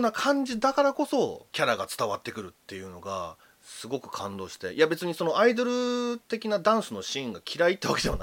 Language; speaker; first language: Japanese; native; Japanese